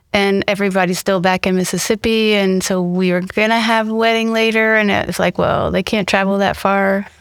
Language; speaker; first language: English; native; English